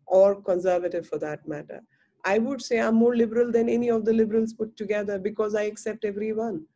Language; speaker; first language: English; non-native, local second language; Hindi